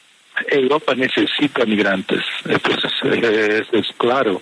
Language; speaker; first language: Spanish; non-native, fluent; Italian